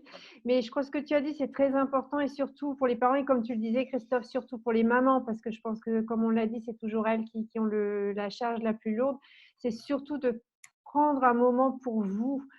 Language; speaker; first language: French; native; French